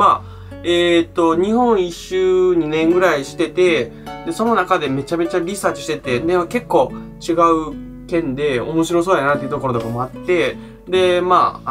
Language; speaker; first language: Japanese; native; Japanese